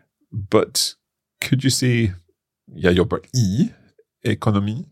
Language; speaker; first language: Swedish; non-native, learner; English